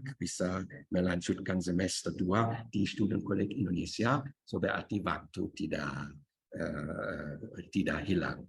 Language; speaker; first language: Indonesian; non-native, fluent; German